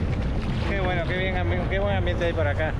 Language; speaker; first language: Spanish; native; Spanish